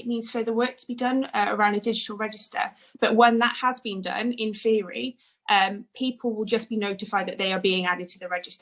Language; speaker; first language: English; native; English